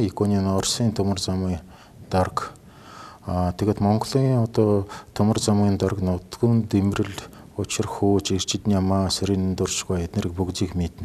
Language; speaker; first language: Mongolian; non-native, fluent; Russian